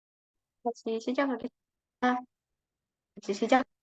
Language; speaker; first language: Korean; non-native, fluent; Indonesian